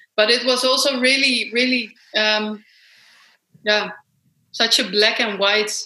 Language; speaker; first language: English; non-native, fluent; Dutch